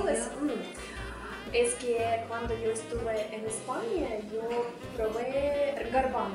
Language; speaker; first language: Spanish; non-native, fluent; Russian